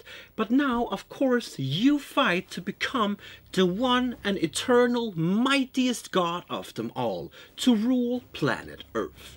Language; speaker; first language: English; non-native, fluent; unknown